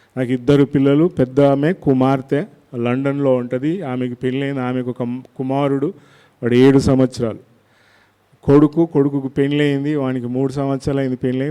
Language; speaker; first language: Telugu; non-native, local second language; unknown